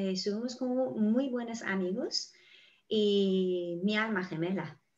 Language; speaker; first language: Spanish; non-native, fluent; Persian